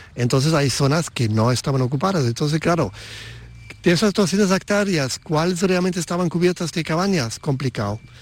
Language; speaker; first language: Spanish; non-native, fluent; German